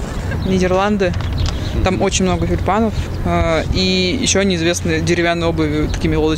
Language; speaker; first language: Russian; native; Russian